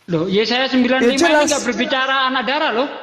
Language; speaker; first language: Indonesian; native; Indonesian